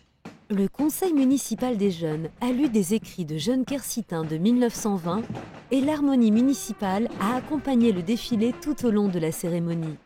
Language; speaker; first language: French; native; French